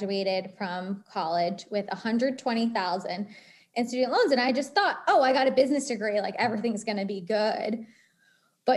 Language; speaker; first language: English; native; English